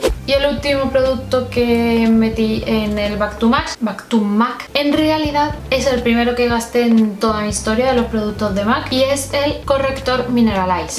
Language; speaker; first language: Spanish; native; Spanish